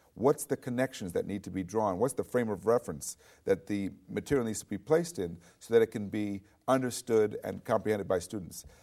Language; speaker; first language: English; native; English